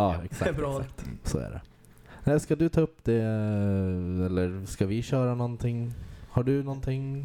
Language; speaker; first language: Swedish; native; Swedish